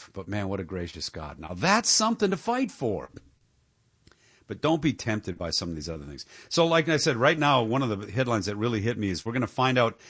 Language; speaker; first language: English; native; English